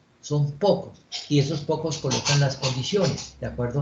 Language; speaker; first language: Spanish; native; Spanish